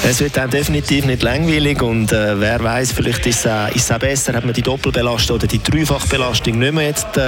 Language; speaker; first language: German; native; German